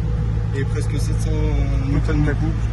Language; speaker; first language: French; native; French